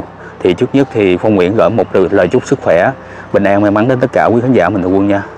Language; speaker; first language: Vietnamese; native; Vietnamese